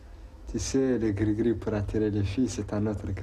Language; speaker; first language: French; non-native, local second language; Arabic